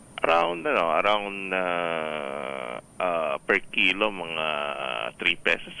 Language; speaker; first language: Filipino; native; Filipino